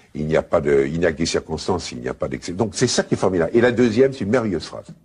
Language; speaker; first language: French; native; French